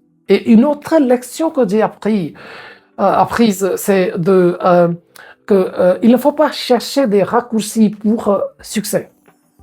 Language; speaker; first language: French; non-native, fluent; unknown